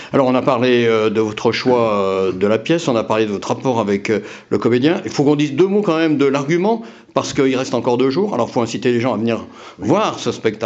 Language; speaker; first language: French; native; French